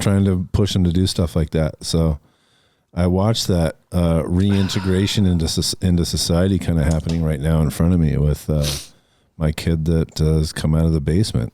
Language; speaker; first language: English; native; English